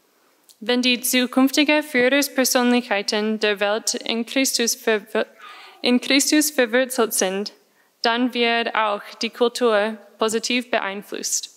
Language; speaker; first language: German; non-native, fluent; English